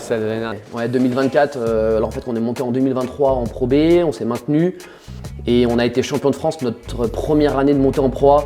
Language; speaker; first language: French; native; French